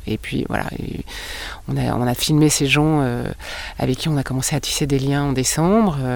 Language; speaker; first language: French; native; French